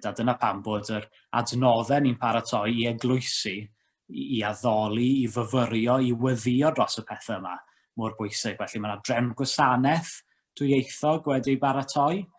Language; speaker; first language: Welsh; native; Welsh